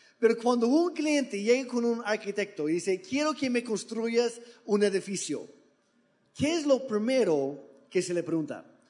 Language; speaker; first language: Spanish; non-native, fluent; English